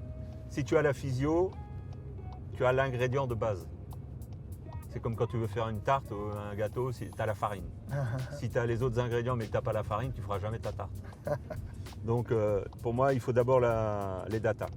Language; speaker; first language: French; native; French